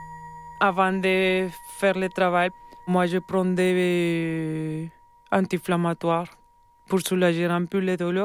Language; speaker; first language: French; non-native, learner; Spanish